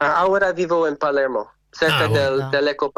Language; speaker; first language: Spanish; non-native, fluent; English